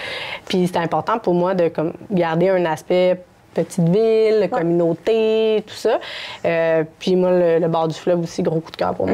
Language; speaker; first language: French; native; French